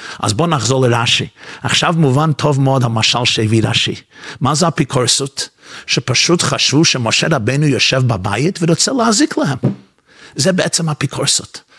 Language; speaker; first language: Hebrew; non-native, fluent; English